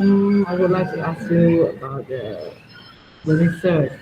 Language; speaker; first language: English; non-native, learner; Khmer